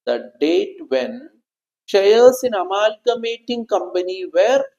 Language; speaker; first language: English; non-native, local second language; Malayalam